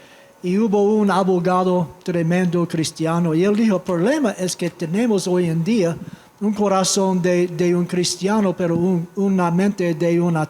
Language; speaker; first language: Spanish; non-native, fluent; English